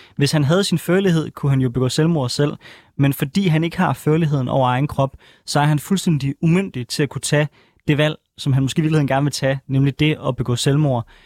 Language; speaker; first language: Danish; native; Danish